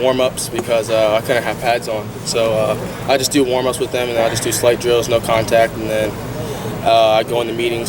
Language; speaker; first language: English; native; English